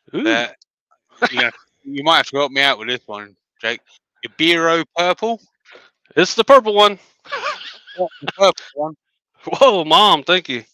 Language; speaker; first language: English; native; English